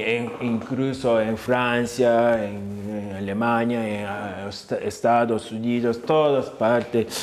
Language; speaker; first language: Spanish; non-native, fluent; Japanese